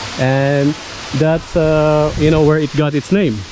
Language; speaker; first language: English; non-native, local second language; Cebuano